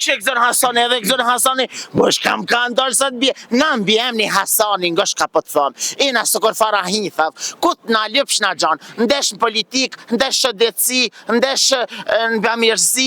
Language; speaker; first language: Albanian; native; Albanian